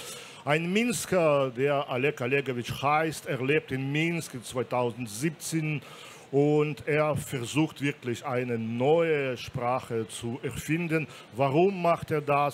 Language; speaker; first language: German; non-native, fluent; Belarusian